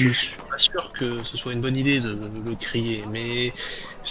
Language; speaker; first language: French; native; French